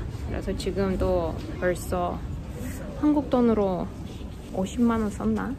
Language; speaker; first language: Korean; non-native, fluent; Russian